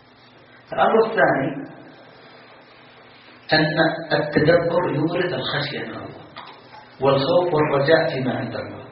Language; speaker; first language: Arabic; native; Arabic